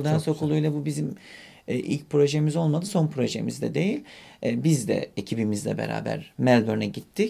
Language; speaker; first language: Turkish; native; Turkish